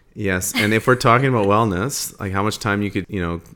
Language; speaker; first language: English; native; English